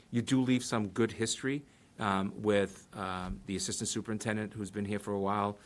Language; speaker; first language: English; early bilingual, other home language; Portuguese